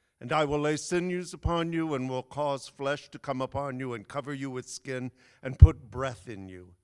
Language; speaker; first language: English; native; English